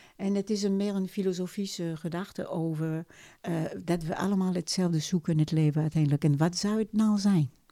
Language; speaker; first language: Dutch; non-native, fluent; French